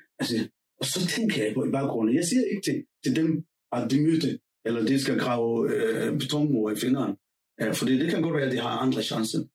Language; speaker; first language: Danish; non-native, fluent; Somali